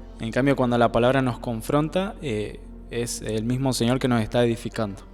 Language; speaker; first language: Spanish; native; Spanish